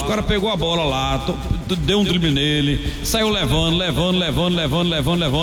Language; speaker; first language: Portuguese; native; Portuguese